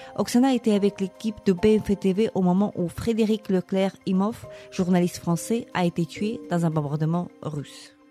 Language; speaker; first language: French; non-native, fluent; Ukrainian